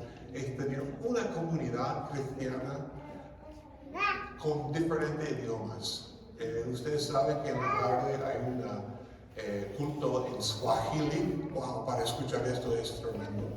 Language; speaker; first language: Spanish; non-native, fluent; English